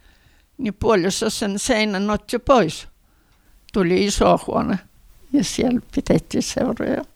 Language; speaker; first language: Finnish; early bilingual, heritage; Finnish